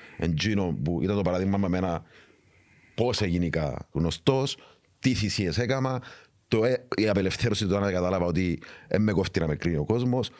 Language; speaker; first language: Greek; native; Greek